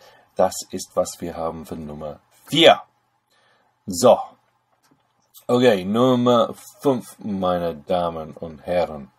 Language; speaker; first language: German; non-native, fluent; English